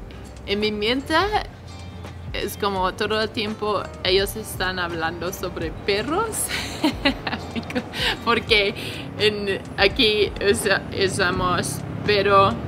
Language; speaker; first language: Spanish; non-native, learner; English